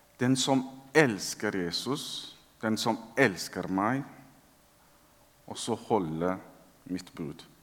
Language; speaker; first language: Norwegian; non-native, fluent; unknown